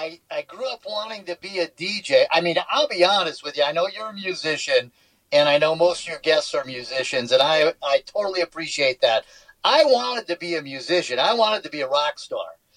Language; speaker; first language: English; native; English